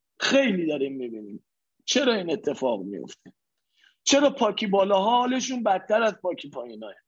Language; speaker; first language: Persian; native; Persian